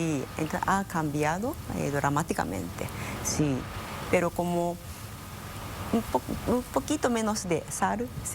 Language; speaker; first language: Spanish; non-native, fluent; Japanese